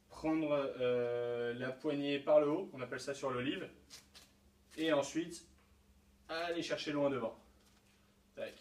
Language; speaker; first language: French; native; French